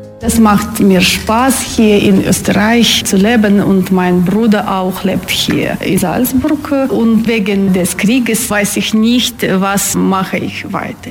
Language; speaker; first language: German; non-native, learner; Ukrainian